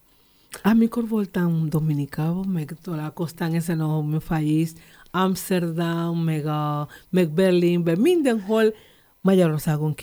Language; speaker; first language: Hungarian; non-native, learner; Spanish